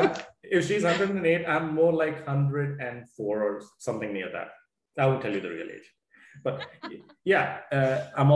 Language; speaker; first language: English; non-native, local second language; Punjabi